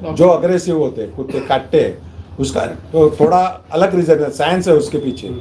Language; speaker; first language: Hindi; non-native, local second language; Marathi